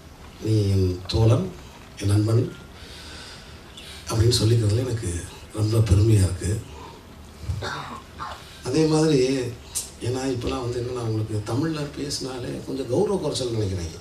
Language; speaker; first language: Tamil; native; Tamil